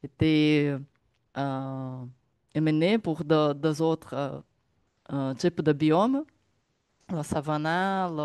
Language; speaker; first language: French; non-native, learner; Portuguese